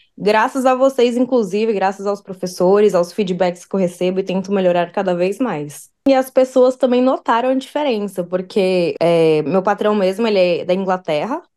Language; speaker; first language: Portuguese; native; Portuguese